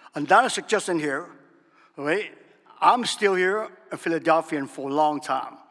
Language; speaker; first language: English; non-native, learner; Vietnamese